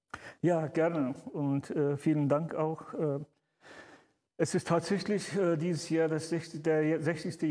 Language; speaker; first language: German; early bilingual, other home language; Turkish